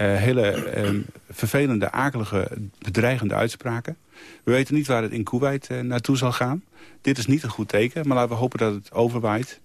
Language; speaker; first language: Dutch; native; Dutch